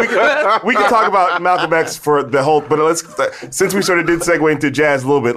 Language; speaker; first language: English; native; English